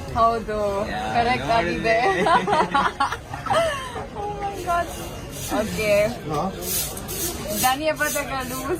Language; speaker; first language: Kannada; non-native, learner; English